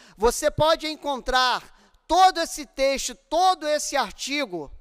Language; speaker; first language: Portuguese; native; Portuguese